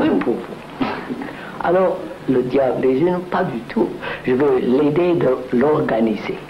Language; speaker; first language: French; non-native, fluent; Telugu